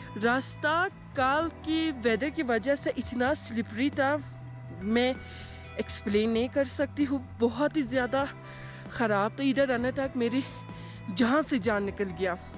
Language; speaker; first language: Urdu; non-native, learner; Turkish